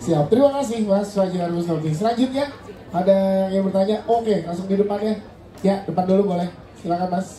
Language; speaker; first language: Indonesian; native; Indonesian